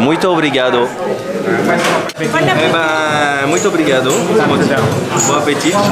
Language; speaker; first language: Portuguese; non-native, learner; French